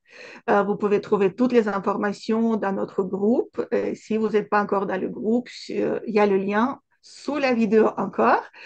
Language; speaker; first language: French; non-native, fluent; Russian